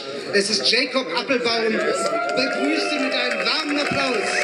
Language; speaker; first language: German; native; German